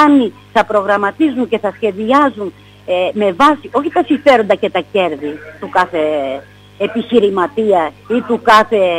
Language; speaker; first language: Greek; native; Greek